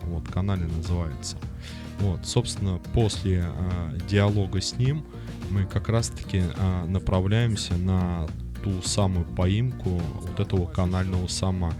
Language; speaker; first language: Russian; native; Russian